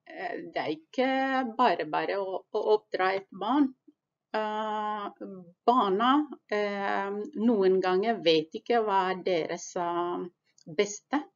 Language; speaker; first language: Norwegian; non-native, fluent; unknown